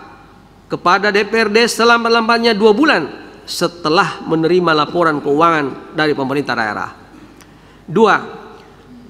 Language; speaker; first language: Indonesian; native; Indonesian